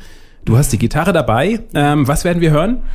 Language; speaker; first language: German; native; German